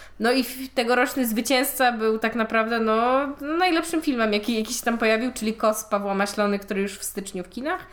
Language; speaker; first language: Polish; native; Polish